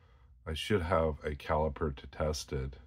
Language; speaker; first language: English; native; English